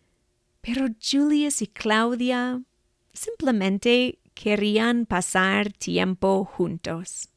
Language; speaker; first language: Spanish; non-native, fluent; English